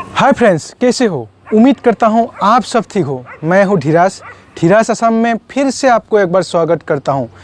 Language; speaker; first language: Hindi; non-native, local second language; Assamese